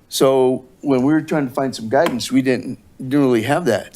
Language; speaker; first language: English; native; English